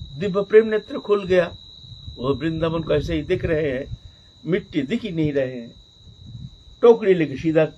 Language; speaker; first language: Hindi; non-native, local second language; Bangla